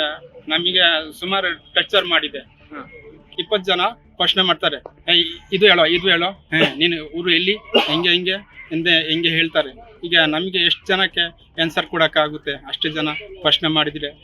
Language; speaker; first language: Kannada; non-native, learner; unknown